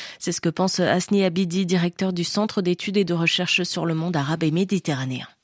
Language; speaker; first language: French; native; French